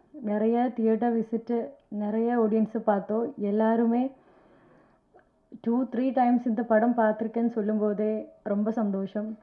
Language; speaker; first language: Tamil; non-native, learner; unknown